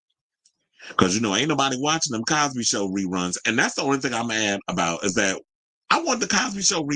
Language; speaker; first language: English; native; English